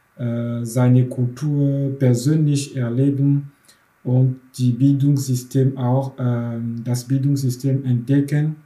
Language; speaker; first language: German; non-native, fluent; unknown